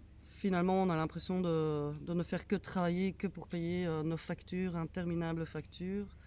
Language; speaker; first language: French; native; French